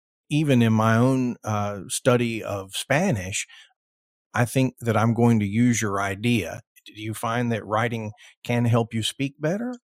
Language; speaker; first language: English; native; English